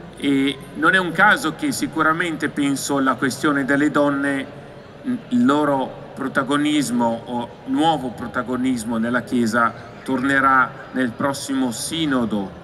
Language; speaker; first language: Italian; native; Italian